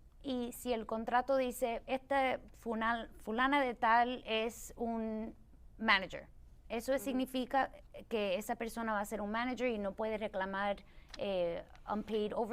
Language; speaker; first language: Spanish; early bilingual, other home language; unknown